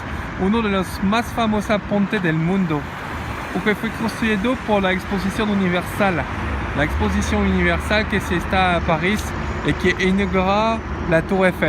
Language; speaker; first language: Spanish; non-native, learner; French